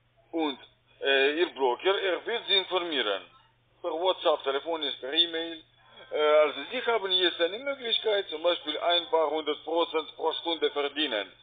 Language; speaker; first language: German; non-native, fluent; Russian